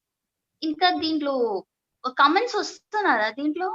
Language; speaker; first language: Telugu; non-native, learner; Malayalam